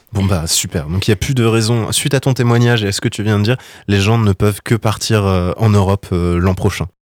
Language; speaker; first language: French; native; French